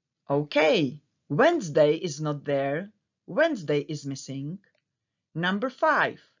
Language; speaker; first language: English; non-native, fluent; Czech